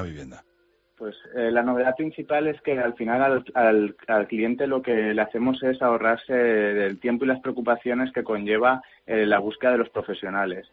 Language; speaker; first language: Spanish; native; Spanish